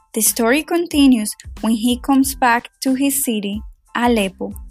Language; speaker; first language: English; non-native, fluent; Spanish